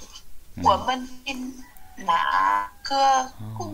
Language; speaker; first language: Chinese; non-native, learner; Vietnamese